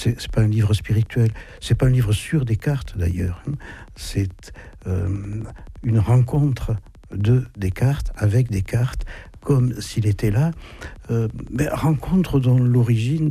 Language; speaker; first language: French; native; French